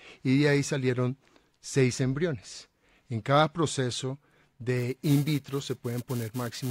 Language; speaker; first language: Spanish; native; Spanish